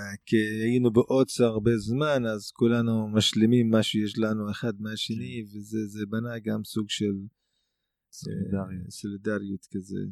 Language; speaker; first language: Hebrew; non-native, local second language; Arabic